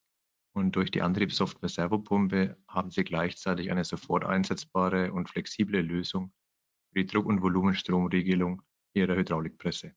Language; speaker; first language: German; native; German